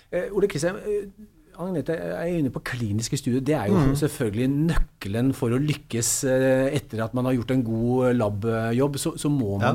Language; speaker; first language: Norwegian; native; Norwegian